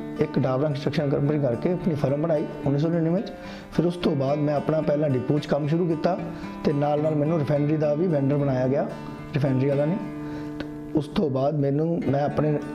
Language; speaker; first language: Punjabi; native; Punjabi